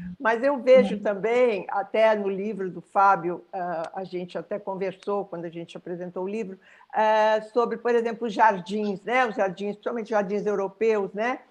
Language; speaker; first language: Portuguese; native; Portuguese